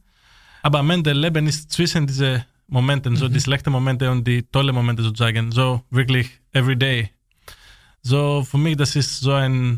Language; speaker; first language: German; non-native, learner; Greek